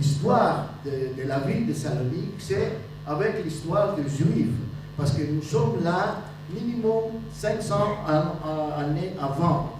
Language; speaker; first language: French; non-native, fluent; Greek